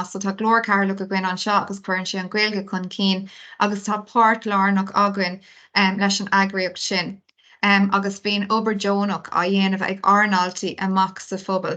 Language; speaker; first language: Irish; non-native, local second language; English